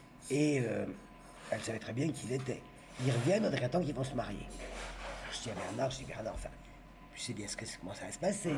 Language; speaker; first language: French; native; French